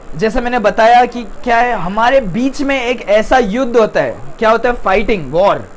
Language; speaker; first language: Hindi; non-native, local second language; Tamil